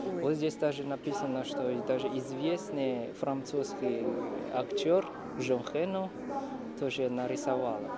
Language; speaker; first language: Russian; non-native, fluent; Chinese